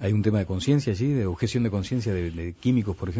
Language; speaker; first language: Spanish; native; Spanish